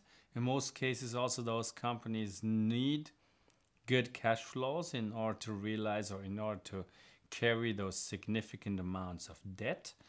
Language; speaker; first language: English; non-native, fluent; German